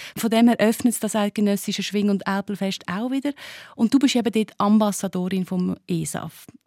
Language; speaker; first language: German; native; German